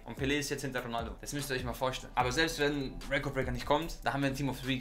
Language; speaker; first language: German; native; German